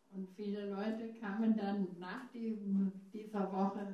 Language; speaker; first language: German; non-native, fluent; English